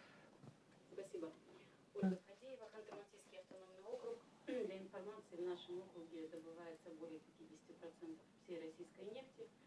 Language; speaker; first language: Russian; native; Russian